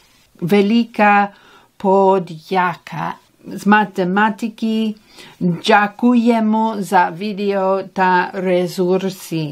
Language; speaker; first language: Ukrainian; non-native, learner; English